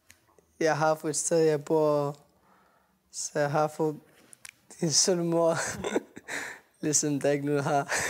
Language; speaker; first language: Danish; non-native, learner; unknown